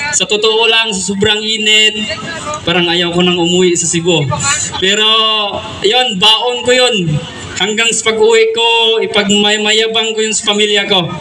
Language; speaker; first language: Filipino; non-native, local second language; Cebuano